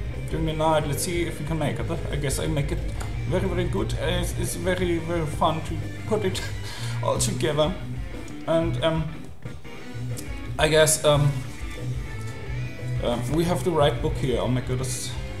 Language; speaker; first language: English; non-native, fluent; German